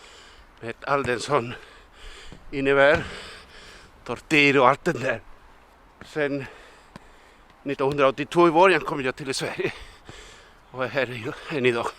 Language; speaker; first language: Swedish; non-native, fluent; Spanish